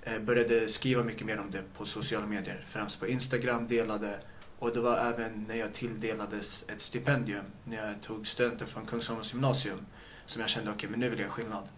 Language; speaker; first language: Swedish; early bilingual, other home language; Kurdish